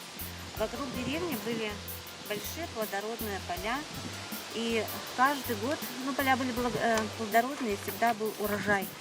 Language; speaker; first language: Russian; native; Russian